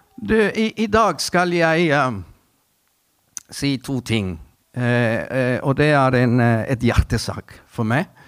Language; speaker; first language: Norwegian; non-native, fluent; Spanish